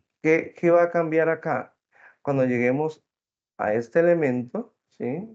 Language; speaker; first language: Spanish; native; Spanish